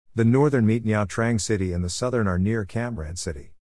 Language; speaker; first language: English; non-native, fluent; Vietnamese